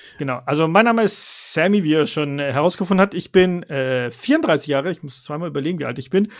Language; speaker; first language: German; early bilingual, other home language; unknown